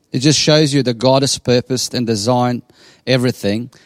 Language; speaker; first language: English; non-native, fluent; Bosnian